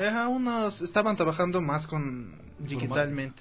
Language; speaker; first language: Spanish; non-native, fluent; Russian